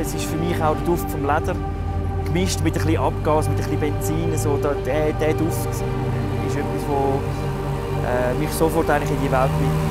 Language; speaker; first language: German; native; German